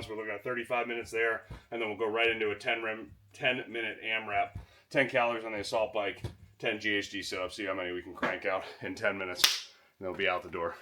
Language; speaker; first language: English; native; English